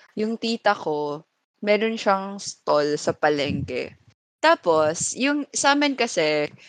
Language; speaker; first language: Filipino; non-native, local second language; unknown